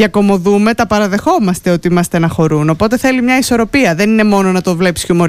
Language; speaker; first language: Greek; native; Greek